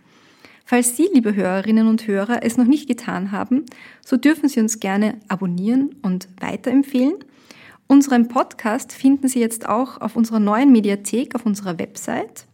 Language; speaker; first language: German; native; German